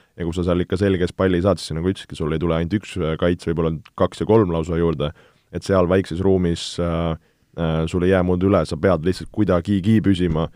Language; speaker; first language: Estonian; native; Estonian